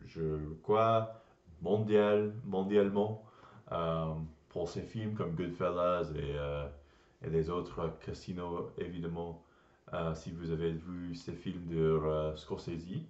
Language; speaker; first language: French; non-native, learner; English